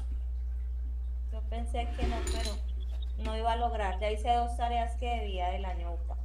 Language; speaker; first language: Spanish; native; Spanish